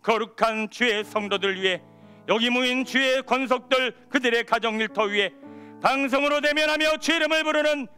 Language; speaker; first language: Korean; native; Korean